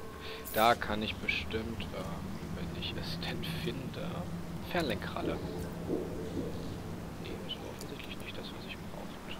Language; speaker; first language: German; native; German